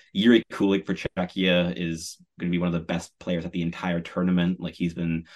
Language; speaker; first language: English; native; English